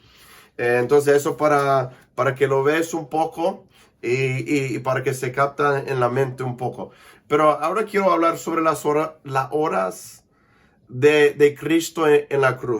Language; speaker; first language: Spanish; non-native, fluent; English